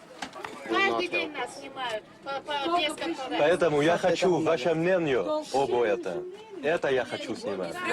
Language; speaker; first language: Russian; non-native, learner; Georgian